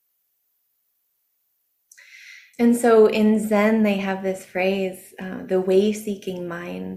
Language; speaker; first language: English; native; English